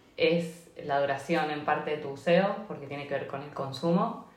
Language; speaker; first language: Spanish; native; Spanish